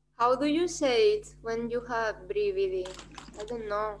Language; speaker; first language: English; non-native, fluent; Spanish